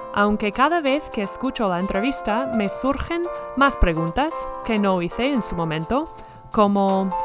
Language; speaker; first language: Spanish; non-native, fluent; English